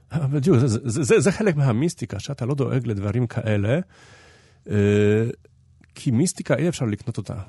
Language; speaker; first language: Hebrew; non-native, fluent; Polish